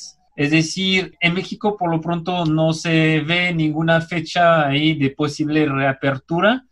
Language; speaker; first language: Spanish; native; Spanish